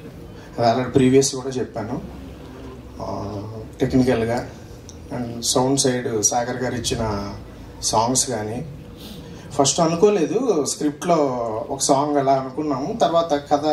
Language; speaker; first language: Telugu; native; Telugu